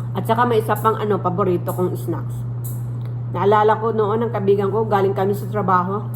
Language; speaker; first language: Filipino; non-native, local second language; Waray